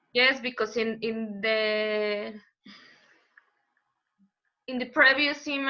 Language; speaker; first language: English; non-native, learner; Spanish